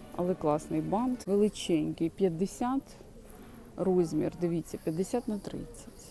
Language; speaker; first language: Ukrainian; non-native, local second language; Russian